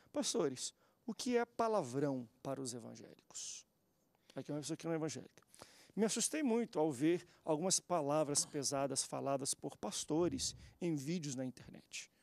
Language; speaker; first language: Portuguese; native; Portuguese